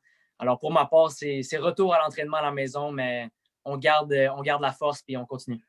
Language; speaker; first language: French; native; French